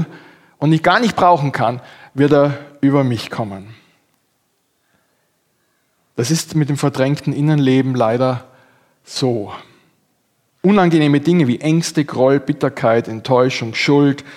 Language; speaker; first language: German; native; German